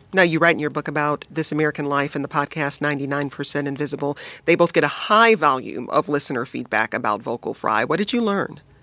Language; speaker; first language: English; native; English